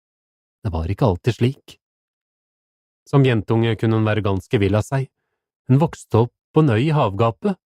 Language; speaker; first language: Norwegian; native; Norwegian